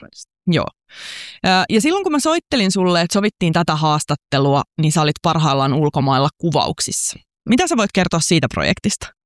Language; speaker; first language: Finnish; native; Finnish